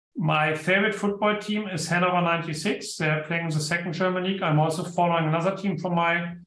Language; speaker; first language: English; non-native, fluent; German